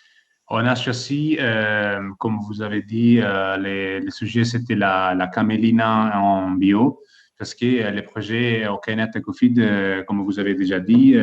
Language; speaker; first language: French; non-native, fluent; Italian